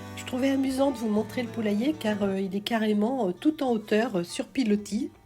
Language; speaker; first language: French; native; French